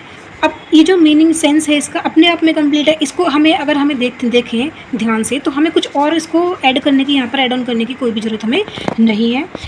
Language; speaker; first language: Hindi; native; Hindi